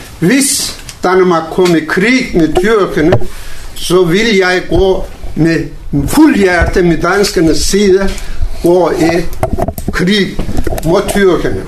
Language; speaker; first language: Danish; non-native, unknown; Turkish